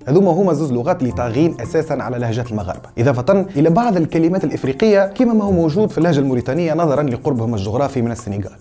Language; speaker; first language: Arabic; native; Arabic